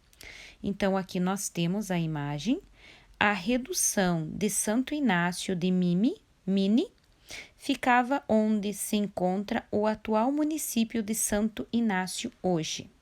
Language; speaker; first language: Portuguese; native; Portuguese